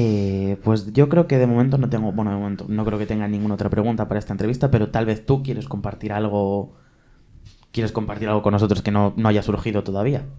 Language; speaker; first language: Spanish; native; Spanish